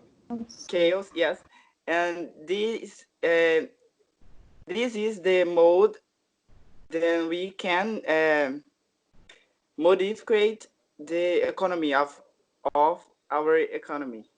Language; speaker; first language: English; non-native, learner; Portuguese